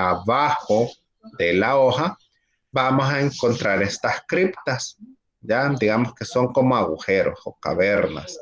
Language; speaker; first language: Spanish; native; Spanish